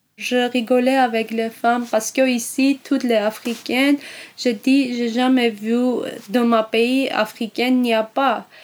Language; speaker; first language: French; non-native, learner; Armenian